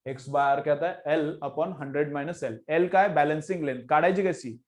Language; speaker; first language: Hindi; non-native, local second language; Marathi